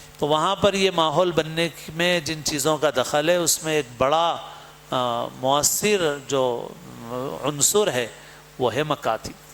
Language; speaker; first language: Urdu; native; Urdu